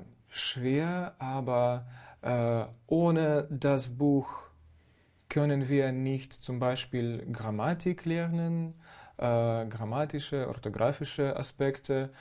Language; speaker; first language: German; non-native, fluent; Ukrainian